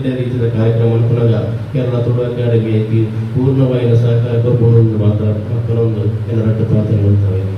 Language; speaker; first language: Kannada; non-native, local second language; Tulu